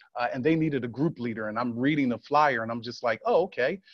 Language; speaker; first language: English; native; English